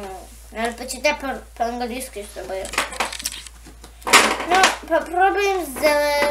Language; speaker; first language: Russian; early bilingual, heritage; Russian